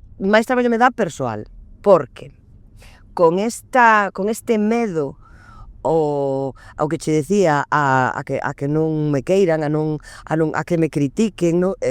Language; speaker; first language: Galician; non-native, local second language; Spanish